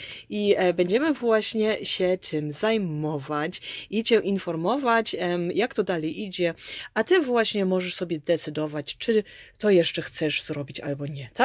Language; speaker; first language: Polish; early bilingual, heritage; Polish